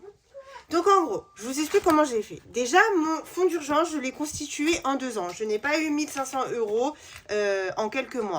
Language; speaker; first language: French; native; French